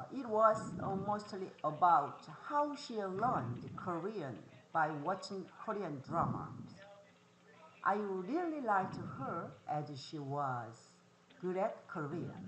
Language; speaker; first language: English; non-native, fluent; Korean